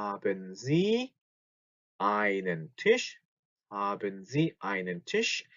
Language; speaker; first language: German; non-native, fluent; Korean